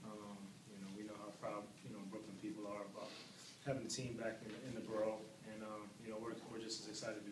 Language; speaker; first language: English; native; English